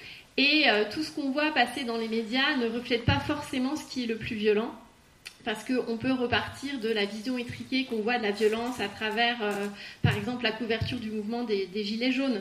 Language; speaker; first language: French; native; French